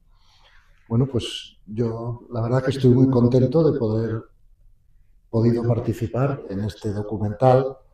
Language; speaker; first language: Spanish; native; Spanish